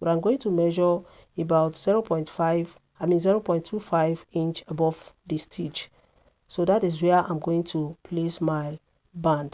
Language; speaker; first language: English; non-native, local second language; Yoruba